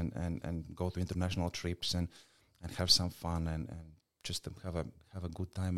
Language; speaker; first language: English; non-native, fluent; Latvian